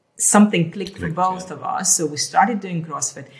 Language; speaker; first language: English; early bilingual, other home language; Hungarian